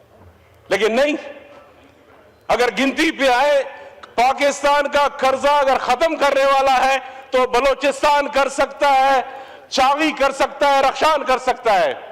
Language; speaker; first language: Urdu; non-native, local second language; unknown